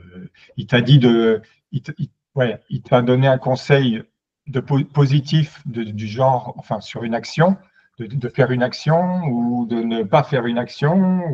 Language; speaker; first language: French; native; French